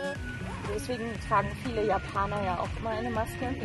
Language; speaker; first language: German; native; German